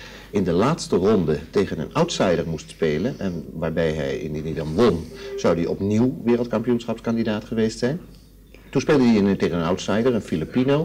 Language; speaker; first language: Dutch; native; Dutch